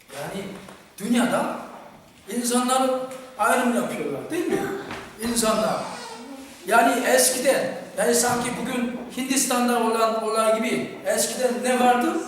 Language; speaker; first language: Turkish; non-native, fluent; Korean